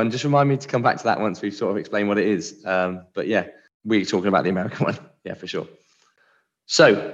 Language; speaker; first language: English; native; English